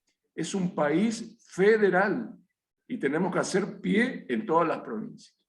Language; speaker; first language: Spanish; native; Spanish